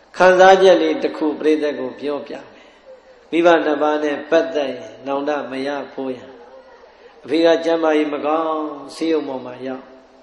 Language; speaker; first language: Burmese; native; Burmese